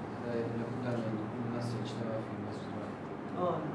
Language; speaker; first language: Arabic; non-native, learner; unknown